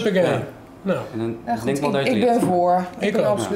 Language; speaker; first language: Dutch; native; Dutch